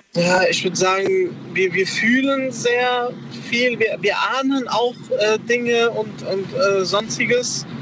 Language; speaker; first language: German; early bilingual, other home language; Spanish